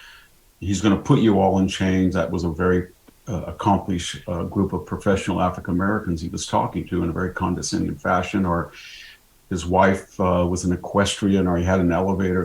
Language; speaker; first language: English; native; English